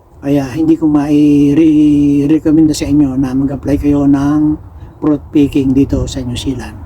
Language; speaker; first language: Filipino; native; Filipino